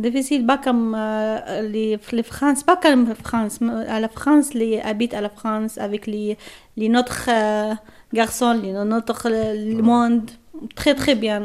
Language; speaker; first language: French; non-native, learner; Arabic